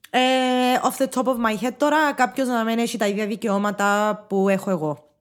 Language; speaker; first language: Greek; native; Greek